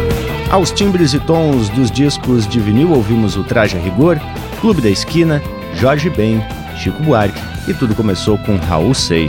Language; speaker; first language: Portuguese; native; Portuguese